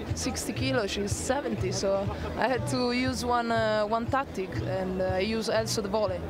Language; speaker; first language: English; non-native, learner; Italian